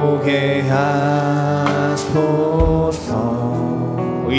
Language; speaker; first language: Korean; native; Korean